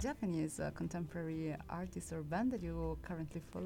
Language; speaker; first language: English; non-native, fluent; Italian